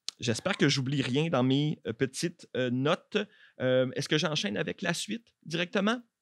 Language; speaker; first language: French; native; French